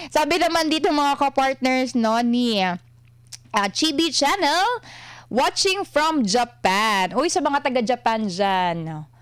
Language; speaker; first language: Filipino; non-native, local second language; Cebuano